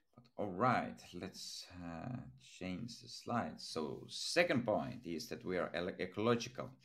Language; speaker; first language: English; non-native, fluent; Estonian